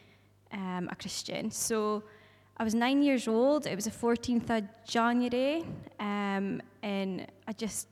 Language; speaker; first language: English; native; English